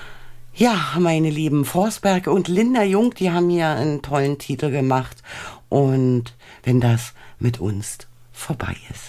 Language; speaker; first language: German; native; German